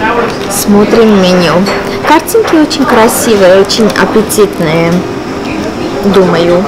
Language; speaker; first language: Russian; non-native, fluent; Armenian